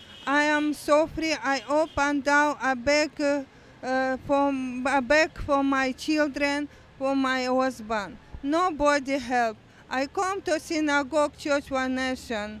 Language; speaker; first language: English; non-native, learner; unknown